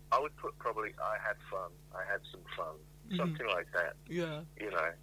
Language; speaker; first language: English; native; English